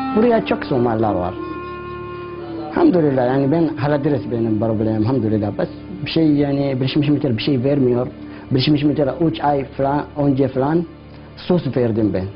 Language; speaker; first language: Turkish; non-native, learner; Somali